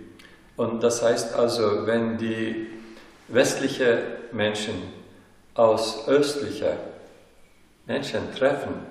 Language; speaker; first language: German; non-native, fluent; Turkish